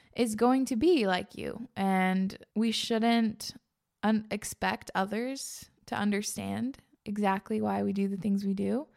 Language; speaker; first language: English; native; English